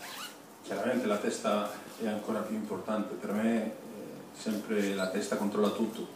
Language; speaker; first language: Italian; non-native, fluent; Spanish